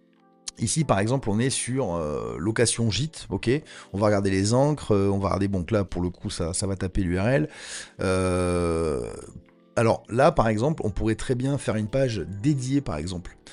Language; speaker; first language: French; native; French